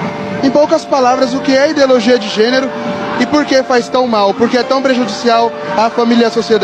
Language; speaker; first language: Portuguese; native; Portuguese